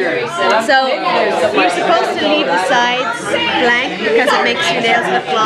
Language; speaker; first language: English; native; English